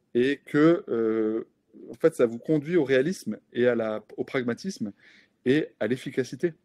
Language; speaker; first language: French; native; French